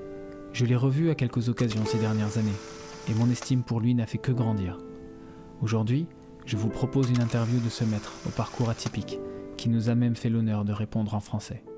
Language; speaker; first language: French; native; French